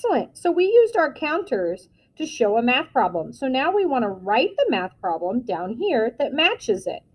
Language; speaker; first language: English; native; English